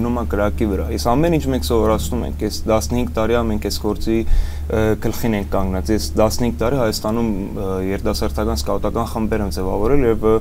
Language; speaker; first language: Armenian; early bilingual, heritage; Armenian